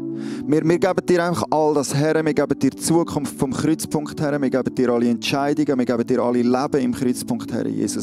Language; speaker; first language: German; native; German